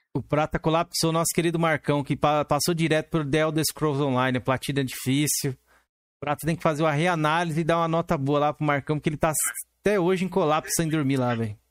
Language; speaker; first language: Portuguese; native; Portuguese